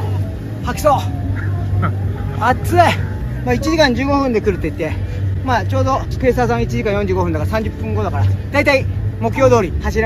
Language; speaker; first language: Japanese; native; Japanese